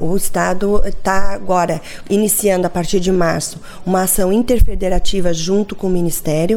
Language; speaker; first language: Portuguese; native; Portuguese